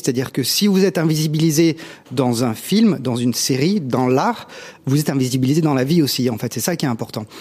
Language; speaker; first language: French; native; French